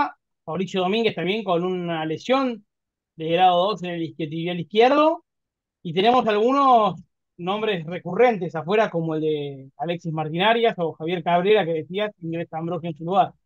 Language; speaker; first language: Spanish; native; Spanish